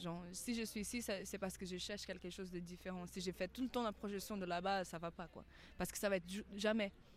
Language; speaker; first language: French; non-native, fluent; Portuguese